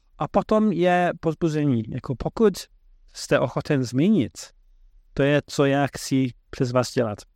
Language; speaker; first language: Czech; non-native, fluent; English